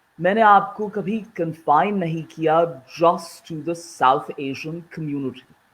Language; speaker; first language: Urdu; non-native, local second language; Kashmiri